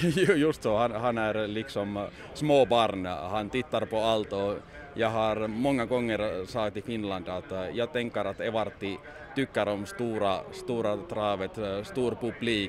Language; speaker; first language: Swedish; non-native, learner; Finnish